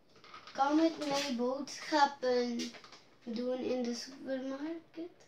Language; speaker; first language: Dutch; non-native, learner; Papiamento